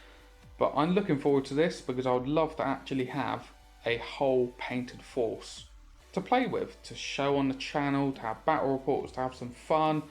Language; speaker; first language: English; native; English